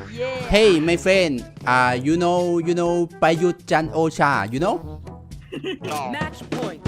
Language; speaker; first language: English; non-native, learner; Thai